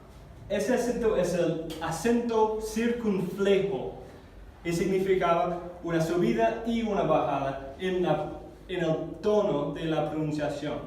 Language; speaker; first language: Spanish; non-native, fluent; English